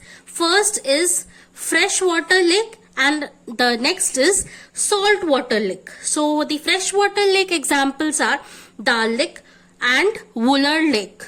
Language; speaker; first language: English; non-native, local second language; Hindi